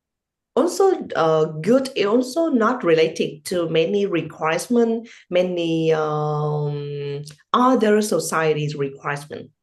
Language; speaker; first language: English; non-native, learner; Vietnamese